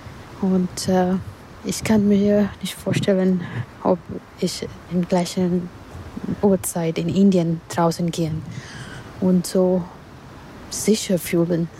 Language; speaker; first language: German; non-native, learner; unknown